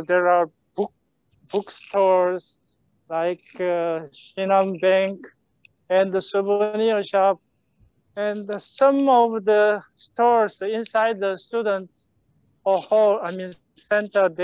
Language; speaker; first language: English; non-native, fluent; Korean